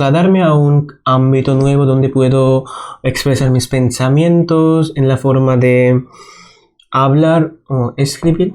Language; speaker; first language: Spanish; non-native, fluent; Bangla